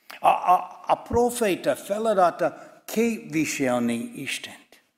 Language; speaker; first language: Hungarian; non-native, fluent; English